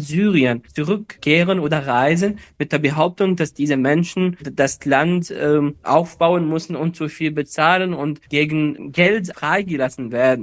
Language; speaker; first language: German; non-native, fluent; Arabic